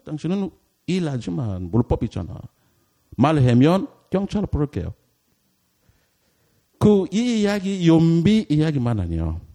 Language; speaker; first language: Korean; non-native, learner; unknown